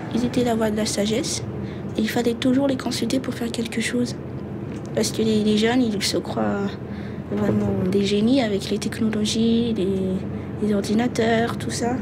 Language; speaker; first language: French; non-native, local second language; Malagasy